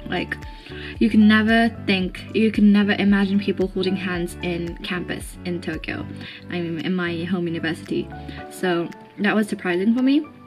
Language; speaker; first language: English; early bilingual, other home language; Japanese